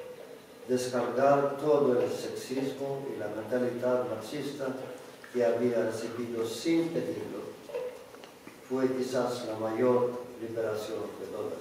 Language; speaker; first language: Spanish; non-native, learner; Greek